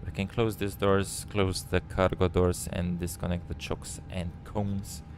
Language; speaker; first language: English; non-native, fluent; Romanian